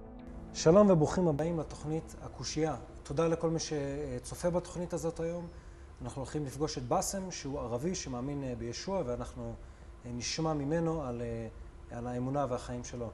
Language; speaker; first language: Hebrew; native; Hebrew